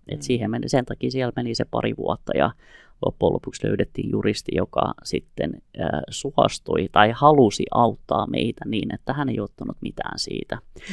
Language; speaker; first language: Finnish; early bilingual, other home language; Kurdish